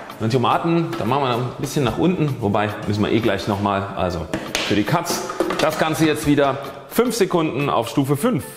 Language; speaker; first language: German; native; German